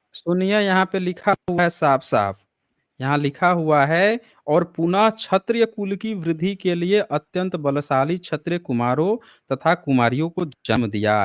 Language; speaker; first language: Hindi; native; Hindi